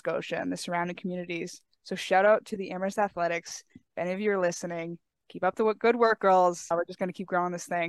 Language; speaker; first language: English; native; English